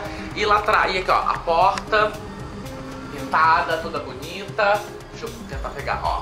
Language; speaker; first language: Portuguese; native; Portuguese